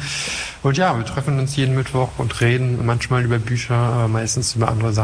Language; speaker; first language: German; non-native, fluent; French